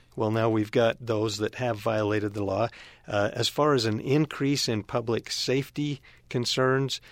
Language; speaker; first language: English; native; English